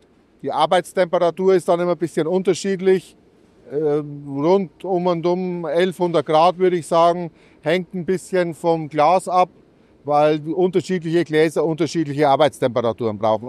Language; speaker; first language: German; native; German